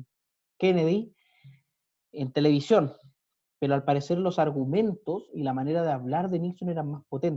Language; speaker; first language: Spanish; native; Spanish